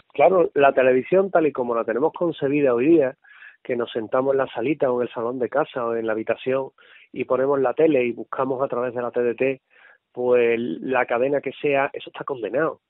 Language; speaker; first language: Spanish; native; Spanish